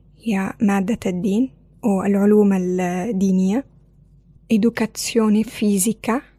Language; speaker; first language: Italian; non-native, fluent; Arabic